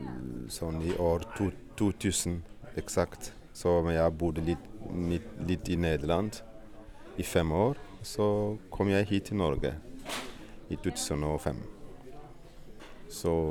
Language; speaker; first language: Swedish; non-native, fluent; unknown